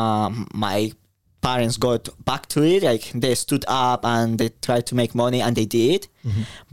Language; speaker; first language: English; non-native, fluent; Spanish